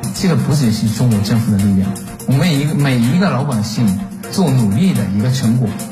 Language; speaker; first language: Chinese; non-native, fluent; Japanese